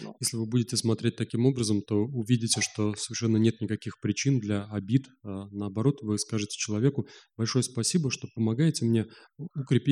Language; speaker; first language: Russian; native; Russian